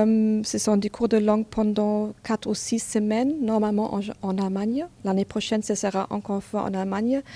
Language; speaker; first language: French; non-native, fluent; German